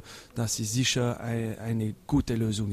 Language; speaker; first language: German; non-native, local second language; French